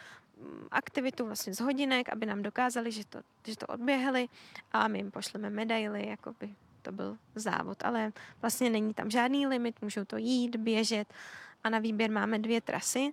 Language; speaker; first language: Czech; native; Czech